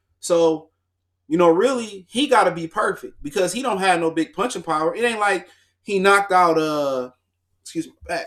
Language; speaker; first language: English; native; English